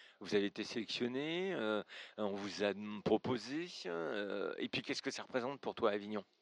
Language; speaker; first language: French; native; French